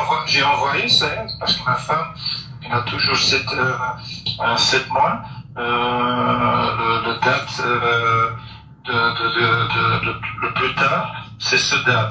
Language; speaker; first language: French; non-native, learner; Dutch